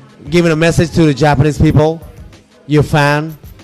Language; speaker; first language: English; non-native, learner; Japanese